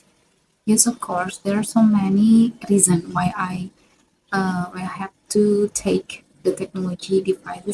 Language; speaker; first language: English; non-native, fluent; Indonesian